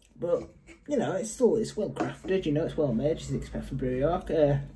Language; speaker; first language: English; native; English